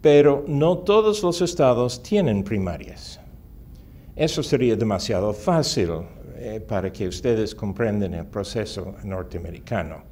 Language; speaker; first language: Spanish; non-native, fluent; English